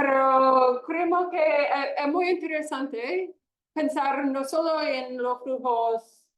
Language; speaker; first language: Spanish; non-native, fluent; English